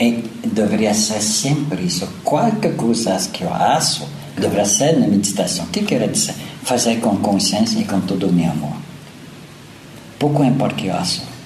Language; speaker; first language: Spanish; non-native, learner; French